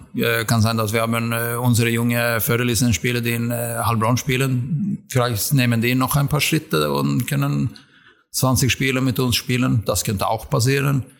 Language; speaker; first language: German; non-native, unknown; Swedish